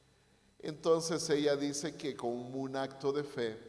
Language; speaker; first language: Spanish; native; Spanish